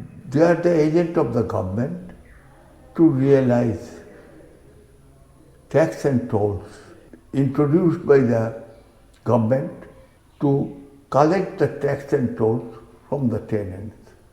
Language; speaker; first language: English; non-native, local second language; Bangla